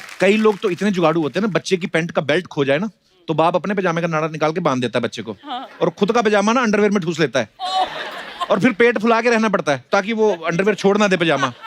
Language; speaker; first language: Hindi; non-native, local second language; Punjabi